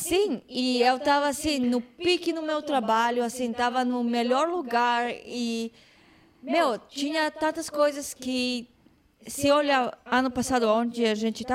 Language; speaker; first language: Portuguese; non-native, fluent; Hebrew